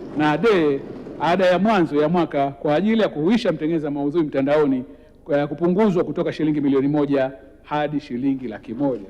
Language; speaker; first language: Swahili; native; Swahili